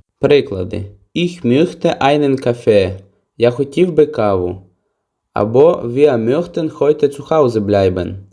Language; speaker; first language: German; non-native, fluent; Ukrainian